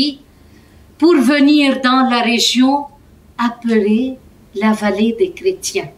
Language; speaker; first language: French; non-native, fluent; Arabic